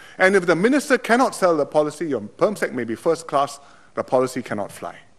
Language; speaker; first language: English; native; English